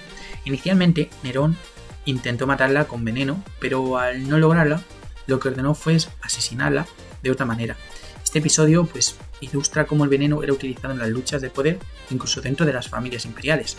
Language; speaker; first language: Spanish; native; Spanish